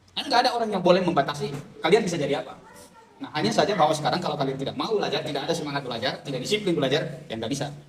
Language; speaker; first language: Indonesian; non-native, local second language; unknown